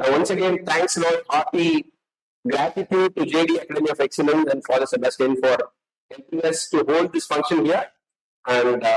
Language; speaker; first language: English; non-native, local second language; Tamil